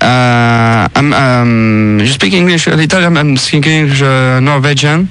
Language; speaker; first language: English; non-native, learner; French